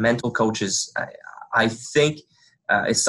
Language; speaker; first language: English; non-native, fluent; French